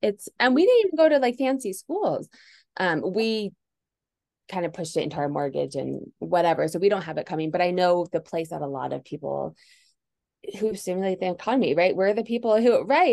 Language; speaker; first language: English; native; English